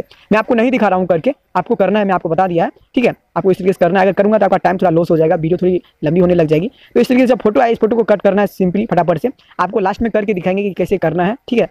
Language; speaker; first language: Hindi; native; Hindi